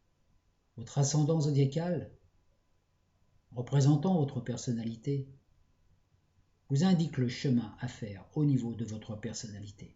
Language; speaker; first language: French; native; French